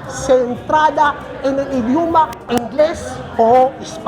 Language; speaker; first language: Spanish; non-native, fluent; Filipino